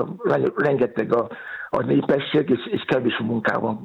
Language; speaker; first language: Hungarian; non-native, fluent; Yoruba